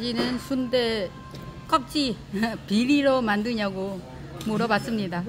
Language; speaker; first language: Korean; non-native, learner; Vietnamese